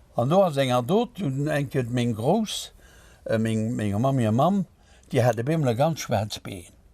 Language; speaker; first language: Luxembourgish; native; Luxembourgish